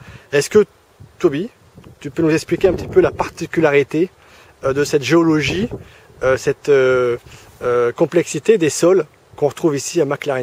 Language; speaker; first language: French; native; French